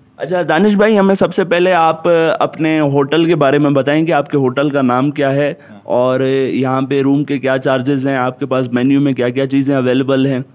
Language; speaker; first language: Urdu; non-native, local second language; Sindhi